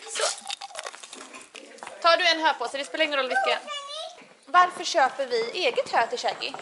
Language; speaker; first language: Swedish; native; Swedish